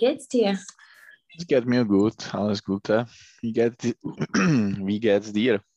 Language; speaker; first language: German; non-native, learner; Czech